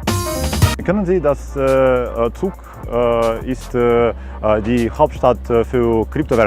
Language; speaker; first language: German; non-native, learner; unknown